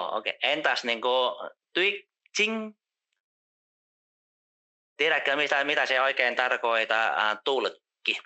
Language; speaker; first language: Finnish; non-native, fluent; Vietnamese